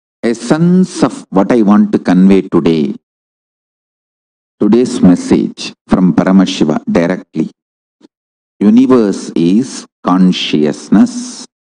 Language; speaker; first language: English; non-native, local second language; Tamil